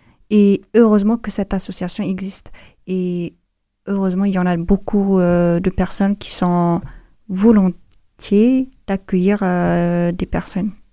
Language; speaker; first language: French; non-native, fluent; Amharic